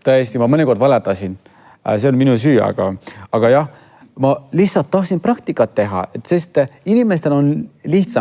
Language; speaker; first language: Estonian; non-native, fluent; Kurdish